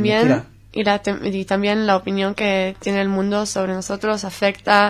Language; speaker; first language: Spanish; non-native, learner; Hebrew